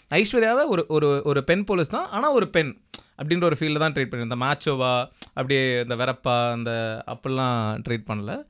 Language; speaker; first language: Tamil; native; Tamil